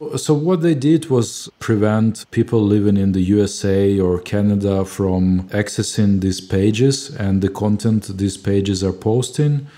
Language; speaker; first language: English; non-native, fluent; Ukrainian